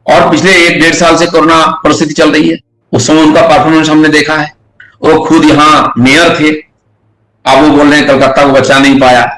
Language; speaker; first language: Hindi; non-native, local second language; Bangla